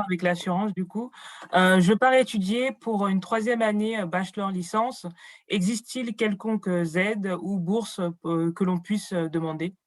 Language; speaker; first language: French; native; French